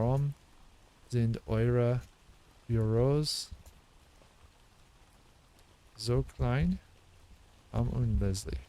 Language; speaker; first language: German; non-native, learner; English